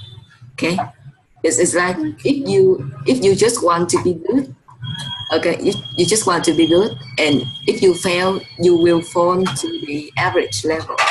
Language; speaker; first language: English; non-native, fluent; Vietnamese